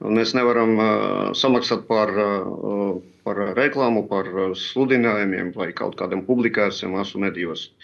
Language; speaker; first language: Latvian; non-native, local second language; Russian